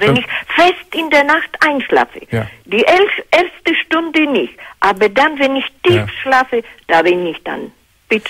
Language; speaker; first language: German; non-native, fluent; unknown